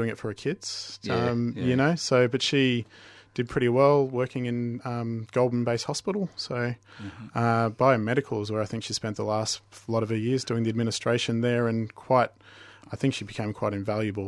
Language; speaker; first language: English; native; English